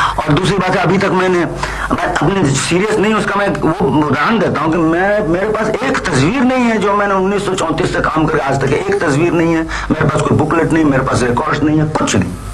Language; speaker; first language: Hindi; non-native, local second language; Bangla